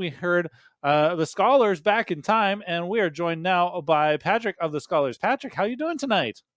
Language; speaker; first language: English; native; English